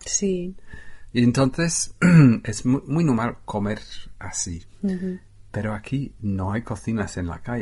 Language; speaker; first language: Spanish; non-native, fluent; English